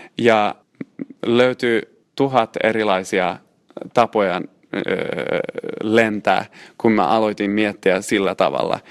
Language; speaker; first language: Finnish; non-native, local second language; Swedish